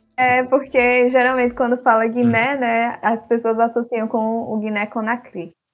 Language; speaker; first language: Portuguese; early bilingual, other home language; Upper Guinea Crioulo